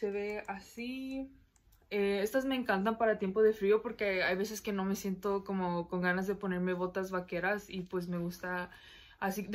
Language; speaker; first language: Spanish; early bilingual, heritage; Spanish